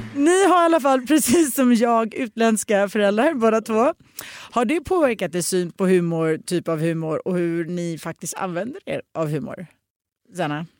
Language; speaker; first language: Swedish; early bilingual, other home language; Russian